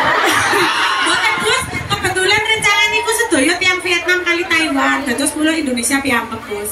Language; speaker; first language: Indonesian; non-native, local second language; Javanese